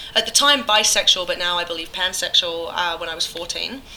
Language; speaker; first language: English; native; English